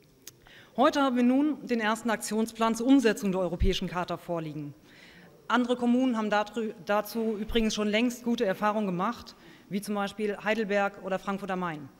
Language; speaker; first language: German; native; German